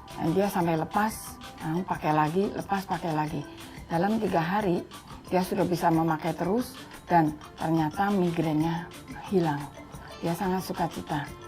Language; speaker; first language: Indonesian; native; Indonesian